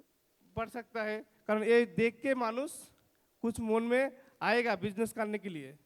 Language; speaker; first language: Hindi; non-native, local second language; Bangla